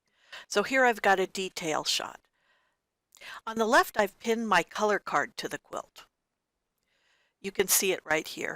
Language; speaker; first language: English; native; English